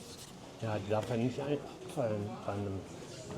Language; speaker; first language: German; native; German